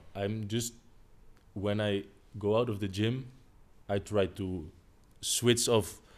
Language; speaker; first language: English; non-native, fluent; Dutch